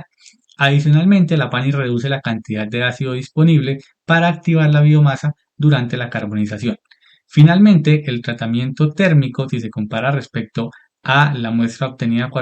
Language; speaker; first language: Spanish; native; Spanish